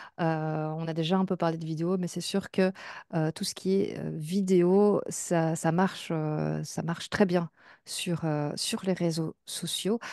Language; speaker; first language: French; native; French